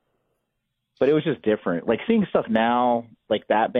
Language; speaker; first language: English; native; English